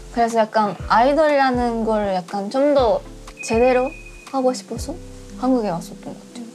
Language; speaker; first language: Korean; non-native, fluent; Japanese